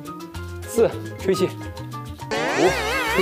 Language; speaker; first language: Chinese; native; Chinese